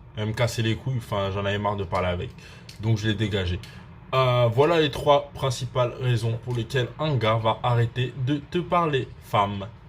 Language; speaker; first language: French; early bilingual, other home language; Russian